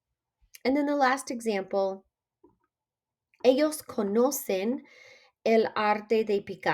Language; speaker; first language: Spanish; non-native, fluent; English